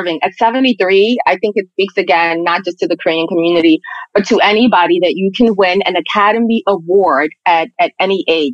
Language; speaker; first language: English; native; English